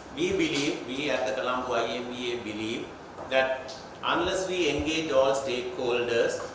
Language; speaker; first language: English; non-native, local second language; Sinhala